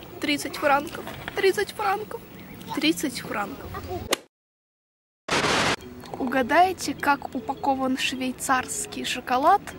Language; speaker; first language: Russian; native; Russian